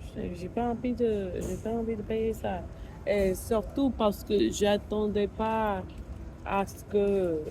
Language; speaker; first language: French; non-native, fluent; English